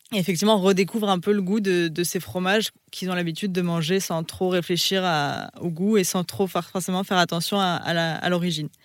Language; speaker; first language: French; native; French